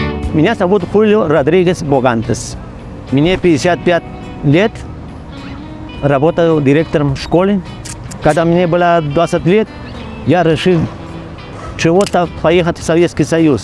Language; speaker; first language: Russian; non-native, fluent; Spanish